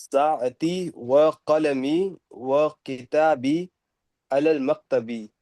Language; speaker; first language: Arabic; non-native, learner; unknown